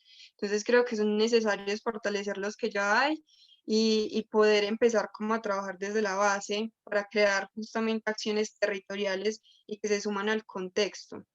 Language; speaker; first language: Spanish; native; Spanish